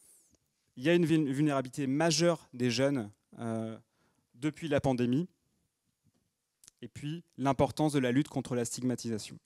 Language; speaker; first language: French; native; French